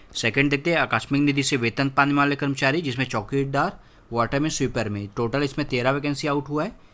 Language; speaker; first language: Hindi; native; Hindi